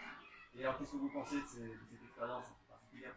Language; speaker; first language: French; native; French